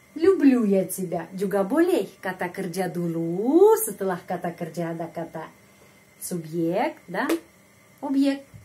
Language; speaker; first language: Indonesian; non-native, fluent; Russian